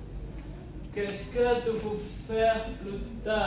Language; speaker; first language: French; non-native, learner; Indonesian